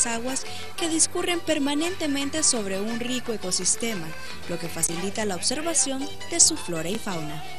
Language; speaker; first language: Spanish; native; Spanish